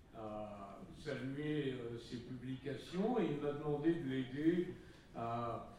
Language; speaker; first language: French; native; French